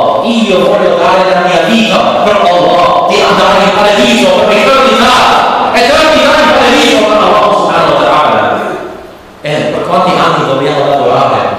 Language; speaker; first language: Italian; non-native, learner; English